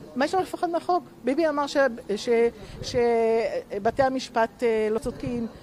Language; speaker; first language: Hebrew; early bilingual, other home language; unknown